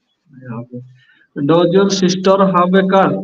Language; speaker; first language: English; non-native, local second language; Odia